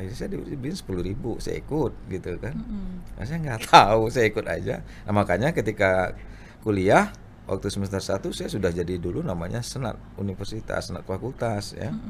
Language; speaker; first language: Indonesian; non-native, local second language; Minangkabau